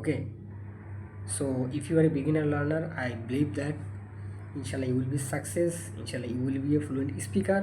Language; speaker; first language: English; non-native, learner; Bangla